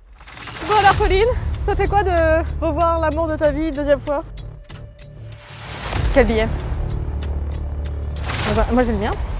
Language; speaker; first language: French; native; French